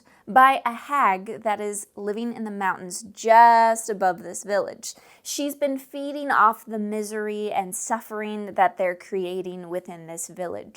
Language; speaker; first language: English; native; English